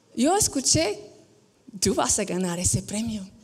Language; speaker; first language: Spanish; non-native, fluent; English